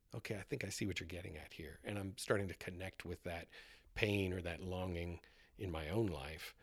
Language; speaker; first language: English; native; English